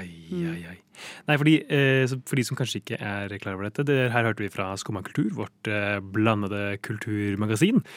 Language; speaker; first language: Norwegian; native; Norwegian